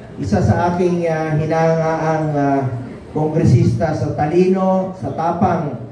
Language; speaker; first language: Filipino; non-native, local second language; Cebuano